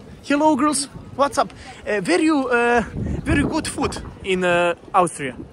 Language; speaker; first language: English; non-native, learner; Serbian